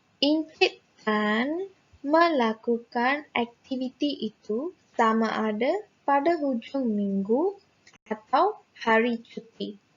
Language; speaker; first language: Malay; non-native, local second language; Tamil